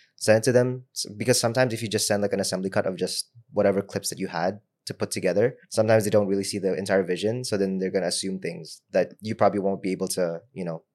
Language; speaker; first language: English; non-native, local second language; Filipino